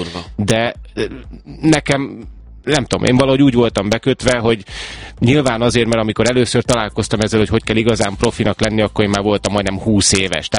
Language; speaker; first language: Hungarian; native; Hungarian